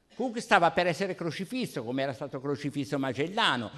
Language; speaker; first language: Italian; native; Italian